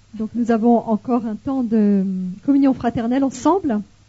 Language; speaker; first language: French; native; French